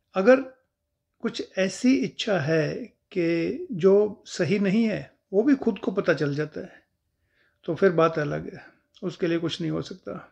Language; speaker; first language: Hindi; non-native, local second language; Punjabi